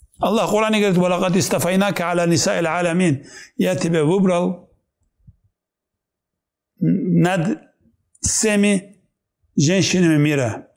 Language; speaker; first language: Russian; non-native, local second language; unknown